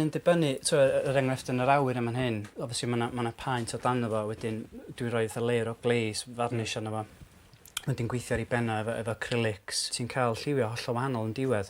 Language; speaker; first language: Welsh; native; Welsh